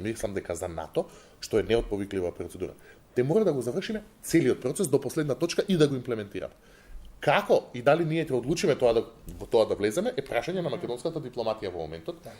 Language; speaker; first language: Macedonian; non-native, local second language; Albanian